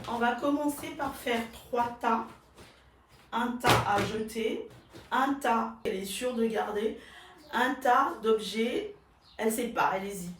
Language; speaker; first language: French; native; French